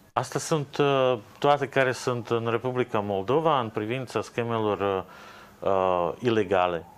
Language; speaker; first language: Romanian; non-native, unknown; Slovak